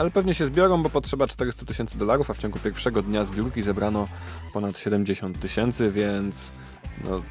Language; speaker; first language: Polish; native; Polish